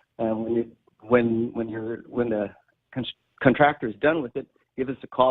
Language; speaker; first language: English; native; English